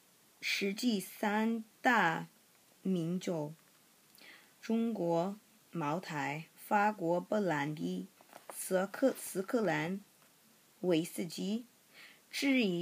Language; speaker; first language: Chinese; non-native, learner; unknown